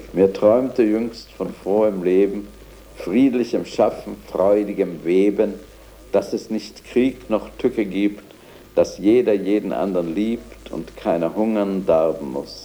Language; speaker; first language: German; native; German